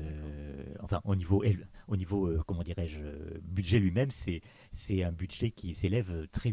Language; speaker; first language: French; native; French